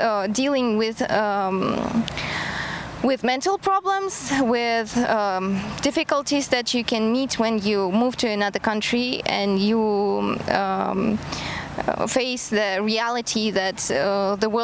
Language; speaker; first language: English; non-native, fluent; Kazakh